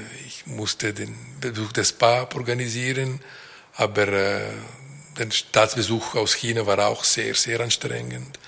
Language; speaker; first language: German; non-native, local second language; French